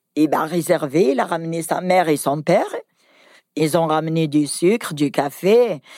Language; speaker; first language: French; non-native, local second language; Kabyle